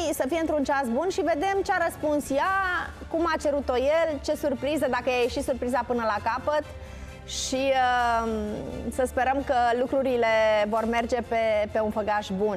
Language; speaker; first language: Romanian; native; Romanian